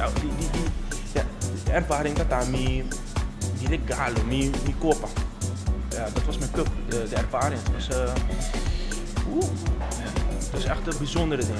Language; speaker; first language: Dutch; non-native, local second language; Papiamento